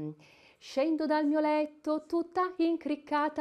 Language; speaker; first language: Italian; native; Italian